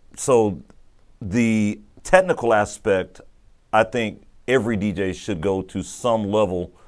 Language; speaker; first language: English; native; English